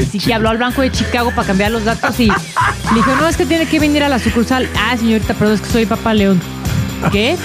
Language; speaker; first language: Spanish; native; Spanish